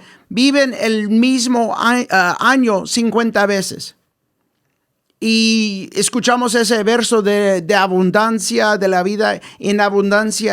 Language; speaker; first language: Spanish; early bilingual, heritage; English